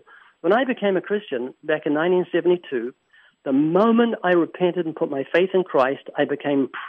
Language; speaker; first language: English; native; English